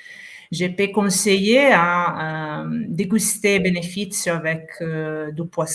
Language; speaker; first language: French; non-native, fluent; Italian